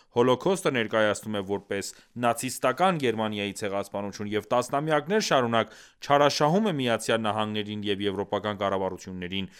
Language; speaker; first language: Armenian; early bilingual, heritage; Armenian